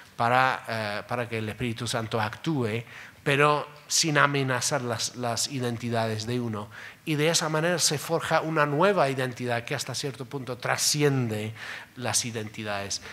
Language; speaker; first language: Spanish; non-native, fluent; English